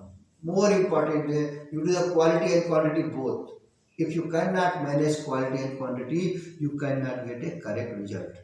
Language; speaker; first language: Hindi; native; Hindi